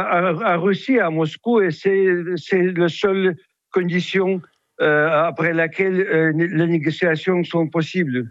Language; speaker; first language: French; non-native, fluent; Russian